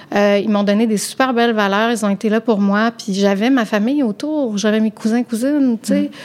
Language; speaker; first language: French; native; French